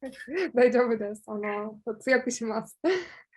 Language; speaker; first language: Japanese; non-native, fluent; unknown